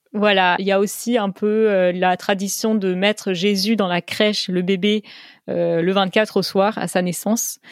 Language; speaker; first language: French; native; French